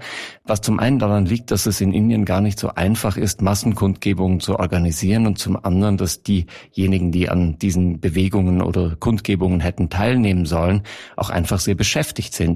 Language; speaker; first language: German; native; German